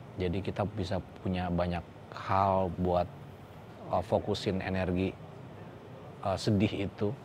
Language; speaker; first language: Indonesian; native; Indonesian